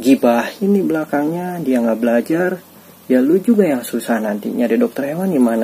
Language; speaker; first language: Indonesian; native; Indonesian